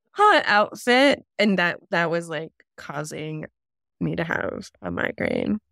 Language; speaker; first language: English; native; English